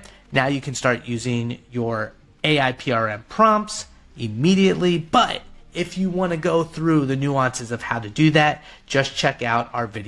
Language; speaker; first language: English; native; English